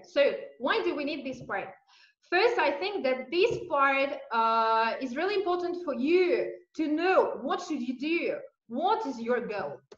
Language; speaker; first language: English; non-native, fluent; Russian